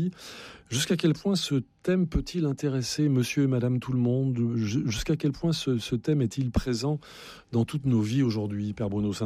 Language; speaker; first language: French; native; French